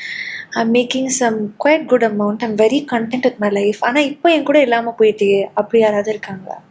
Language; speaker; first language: Tamil; native; Tamil